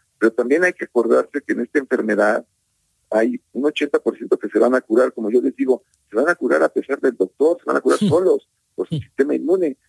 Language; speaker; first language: Spanish; native; Spanish